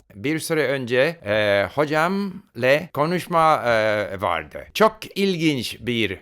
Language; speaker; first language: Turkish; non-native, learner; English